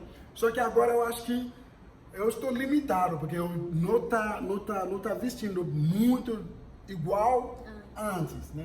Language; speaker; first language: Portuguese; non-native, fluent; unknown